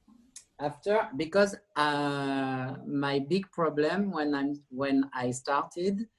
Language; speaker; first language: English; non-native, learner; French